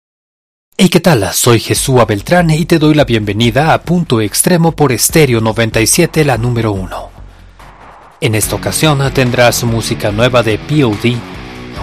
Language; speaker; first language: Spanish; native; Spanish